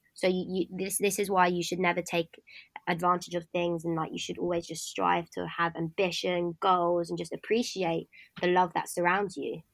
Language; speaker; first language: English; native; English